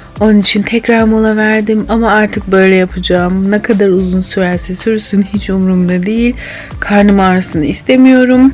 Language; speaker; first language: Turkish; early bilingual, heritage; Turkish